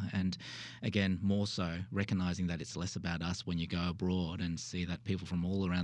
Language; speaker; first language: English; native; English